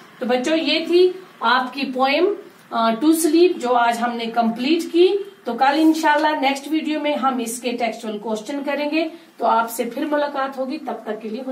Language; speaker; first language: Urdu; non-native, local second language; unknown